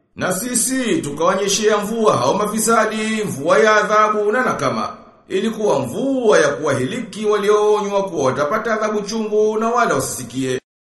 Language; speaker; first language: Swahili; native; Swahili